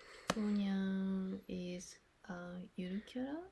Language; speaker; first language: English; non-native, learner; Japanese